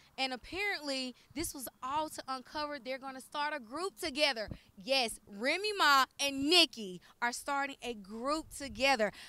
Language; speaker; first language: English; native; English